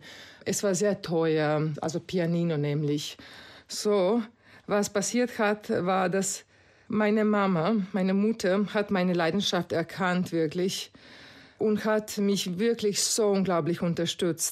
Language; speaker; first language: German; non-native, fluent; Croatian